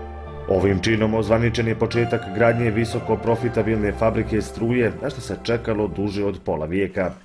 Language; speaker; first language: Bosnian; native; Bosnian